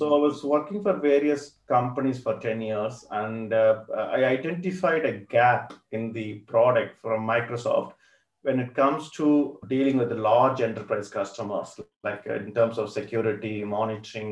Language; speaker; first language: English; non-native, local second language; Tamil